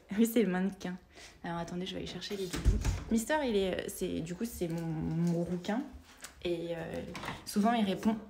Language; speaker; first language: French; native; French